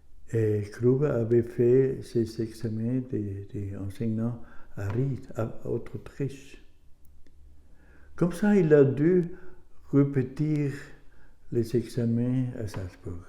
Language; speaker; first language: French; non-native, learner; German